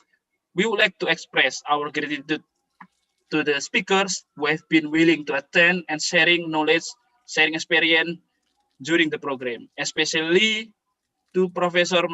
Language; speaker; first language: English; non-native, local second language; Indonesian